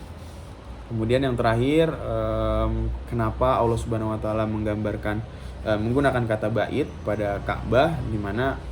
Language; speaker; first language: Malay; non-native, local second language; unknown